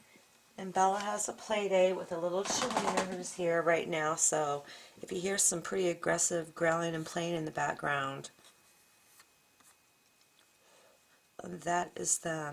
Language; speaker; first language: English; native; English